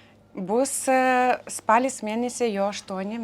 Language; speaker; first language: Lithuanian; non-native, learner; Ukrainian